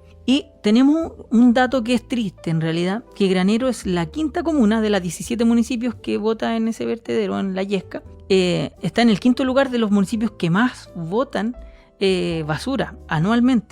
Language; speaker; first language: Spanish; native; Spanish